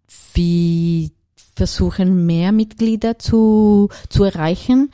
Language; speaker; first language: German; non-native, fluent; Italian